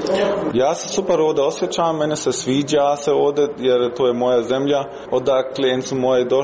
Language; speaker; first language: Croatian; early bilingual, heritage; Croatian